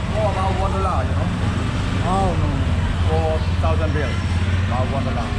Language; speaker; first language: English; non-native, learner; Khmer